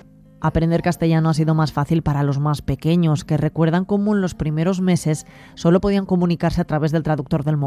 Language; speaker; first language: Spanish; native; Spanish